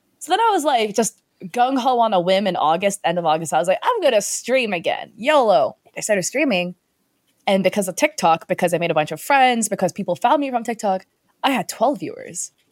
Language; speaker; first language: English; early bilingual, other home language; Chinese